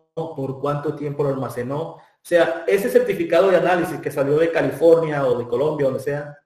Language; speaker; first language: Spanish; native; Spanish